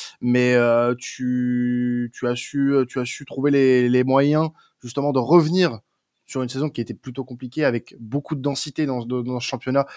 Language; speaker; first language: French; native; French